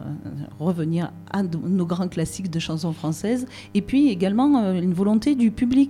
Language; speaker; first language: French; native; French